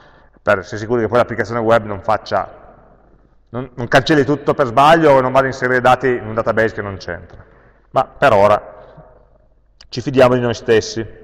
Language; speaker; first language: Italian; native; Italian